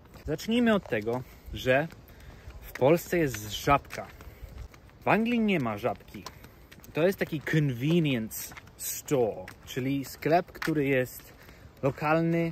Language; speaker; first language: Polish; early bilingual, heritage; Polish